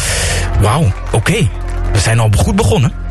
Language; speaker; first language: Dutch; native; Dutch